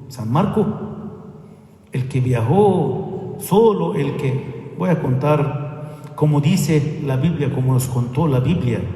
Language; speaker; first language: Spanish; non-native, fluent; Arabic